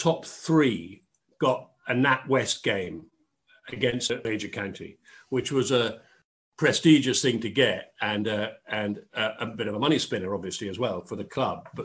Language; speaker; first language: English; native; English